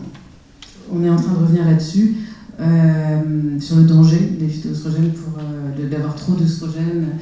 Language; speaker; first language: French; native; French